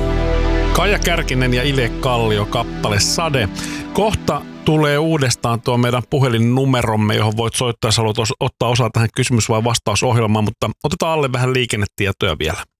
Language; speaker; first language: Finnish; native; Finnish